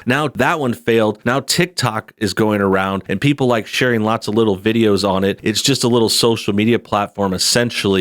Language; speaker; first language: English; native; English